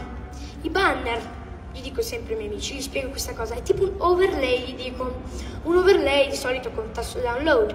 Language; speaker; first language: Italian; early bilingual, heritage; English